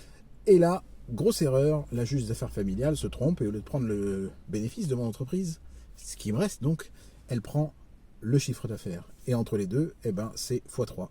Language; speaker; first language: French; native; French